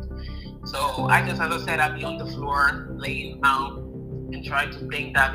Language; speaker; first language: English; non-native, fluent; Italian